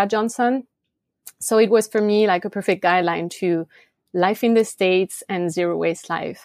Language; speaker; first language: English; non-native, fluent; French